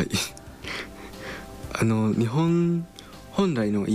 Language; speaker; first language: Japanese; non-native, learner; Khmer